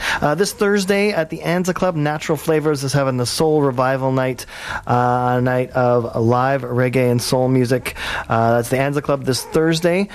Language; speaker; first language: English; native; English